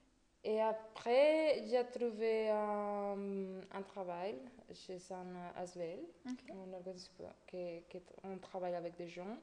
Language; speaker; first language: French; non-native, fluent; Spanish